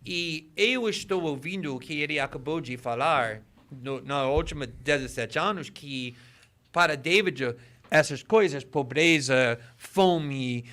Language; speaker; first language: Portuguese; non-native, fluent; English